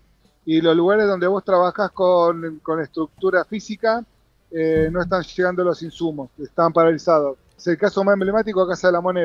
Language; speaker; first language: Spanish; native; Spanish